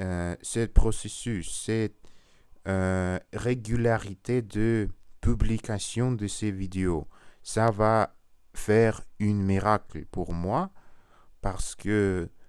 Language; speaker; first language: French; non-native, learner; Russian